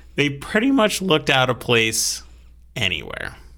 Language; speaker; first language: English; native; English